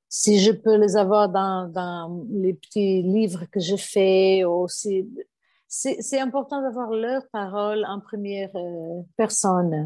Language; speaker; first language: French; non-native, fluent; Portuguese